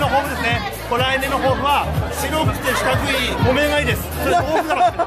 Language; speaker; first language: Japanese; native; Japanese